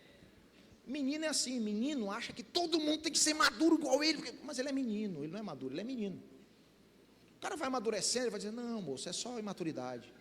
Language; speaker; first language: Portuguese; native; Portuguese